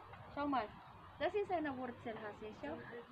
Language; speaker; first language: German; non-native, fluent; Cebuano